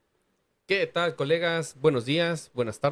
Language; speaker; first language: Spanish; native; Spanish